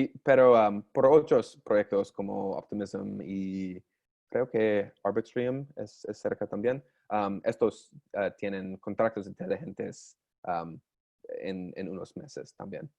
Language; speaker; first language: Spanish; non-native, learner; English